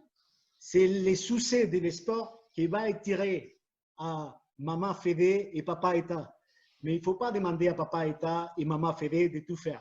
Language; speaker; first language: French; non-native, fluent; Spanish